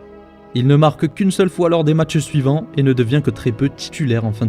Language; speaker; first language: French; native; French